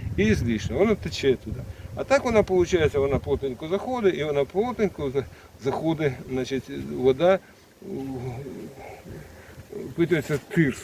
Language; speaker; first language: Ukrainian; native; Ukrainian